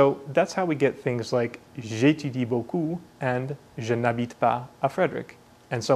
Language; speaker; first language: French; non-native, fluent; English